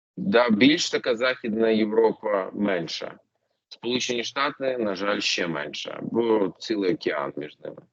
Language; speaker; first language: Ukrainian; non-native, local second language; Russian